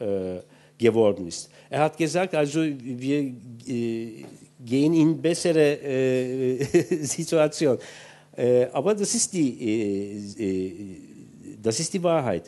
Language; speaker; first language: German; non-native, fluent; Turkish